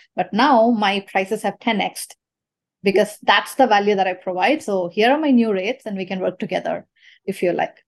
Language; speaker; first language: English; non-native, local second language; Tamil